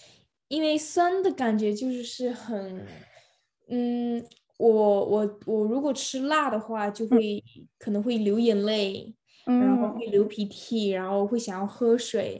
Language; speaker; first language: Chinese; early bilingual, other home language; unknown